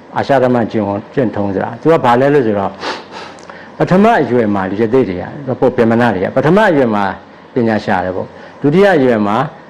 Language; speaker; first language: Burmese; native; Burmese